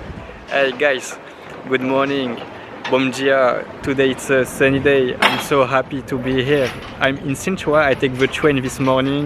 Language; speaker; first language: English; non-native, learner; French